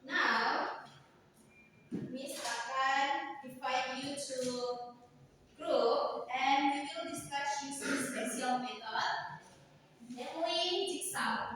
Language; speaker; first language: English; non-native, learner; Indonesian